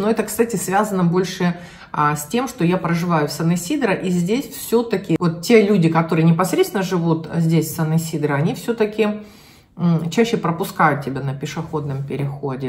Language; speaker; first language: Russian; native; Russian